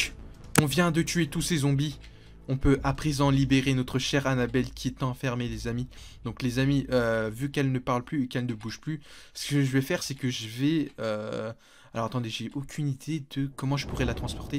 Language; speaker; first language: French; native; French